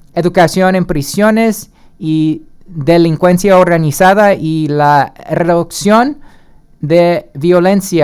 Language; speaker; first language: Spanish; early bilingual, heritage; Spanish